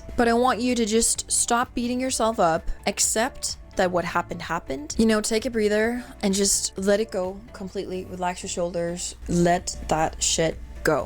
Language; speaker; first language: English; non-native, fluent; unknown